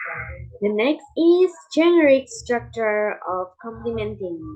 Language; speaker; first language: English; non-native, fluent; Indonesian